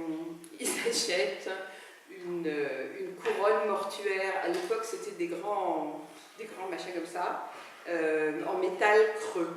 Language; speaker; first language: French; native; French